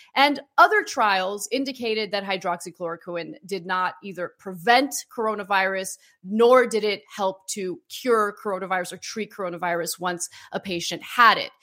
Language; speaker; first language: English; early bilingual, other home language; Armenian